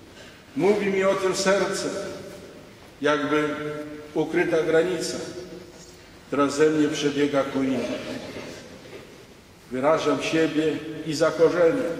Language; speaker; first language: Polish; native; Polish